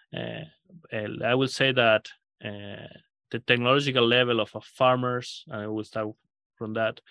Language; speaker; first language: English; non-native, fluent; Spanish